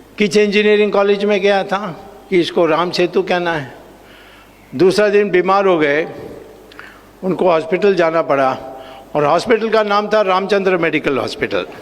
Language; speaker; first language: Hindi; non-native, local second language; Tamil